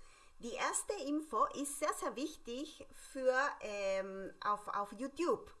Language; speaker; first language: German; non-native, fluent; Spanish